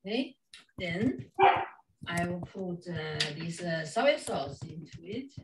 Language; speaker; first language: English; non-native, fluent; Chinese